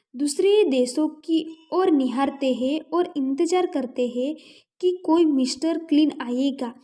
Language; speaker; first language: Hindi; non-native, local second language; Gujarati